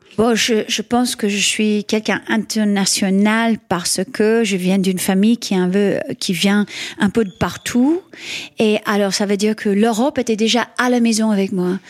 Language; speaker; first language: French; non-native, fluent; English